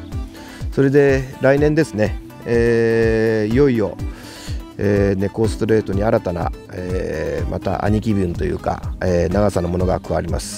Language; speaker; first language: Japanese; native; Japanese